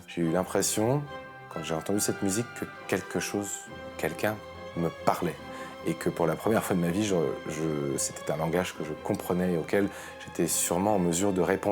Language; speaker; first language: French; native; French